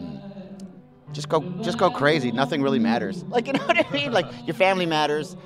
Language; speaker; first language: English; native; English